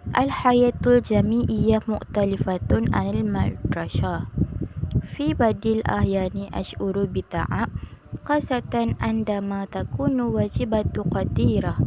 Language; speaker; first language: Arabic; non-native, learner; Malay